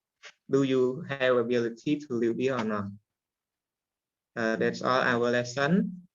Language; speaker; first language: English; non-native, learner; Khmer